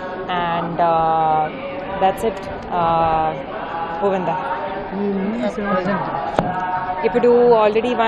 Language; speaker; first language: Telugu; non-native, fluent; Hindi